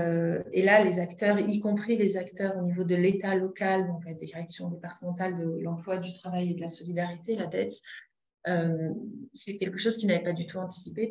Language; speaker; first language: French; native; French